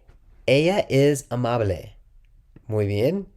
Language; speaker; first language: Spanish; non-native, learner; English